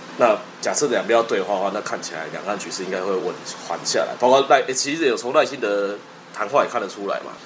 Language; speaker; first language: Chinese; native; Chinese